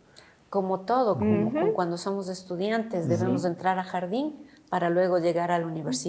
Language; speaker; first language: Spanish; native; Spanish